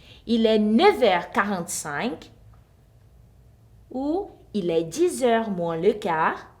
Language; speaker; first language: French; non-native, fluent; Portuguese